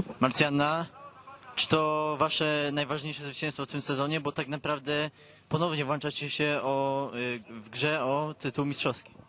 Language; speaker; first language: Polish; native; Polish